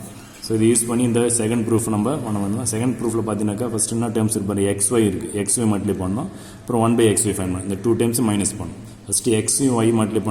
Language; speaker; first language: Tamil; native; Tamil